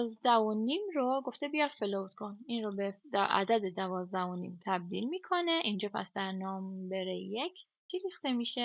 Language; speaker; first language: Persian; native; Persian